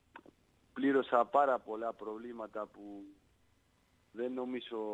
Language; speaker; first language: Greek; non-native, learner; Spanish